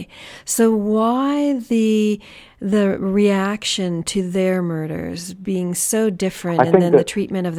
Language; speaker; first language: English; native; English